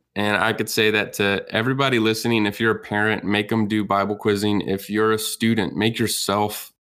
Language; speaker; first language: English; native; English